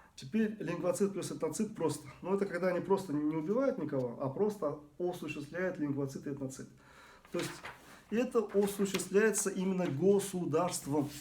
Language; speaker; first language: Russian; non-native, local second language; Bashkir